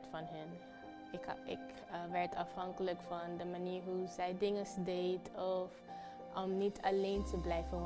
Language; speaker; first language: Dutch; non-native, fluent; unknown